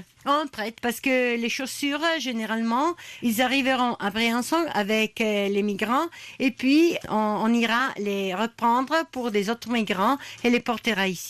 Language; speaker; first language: French; non-native, fluent; Italian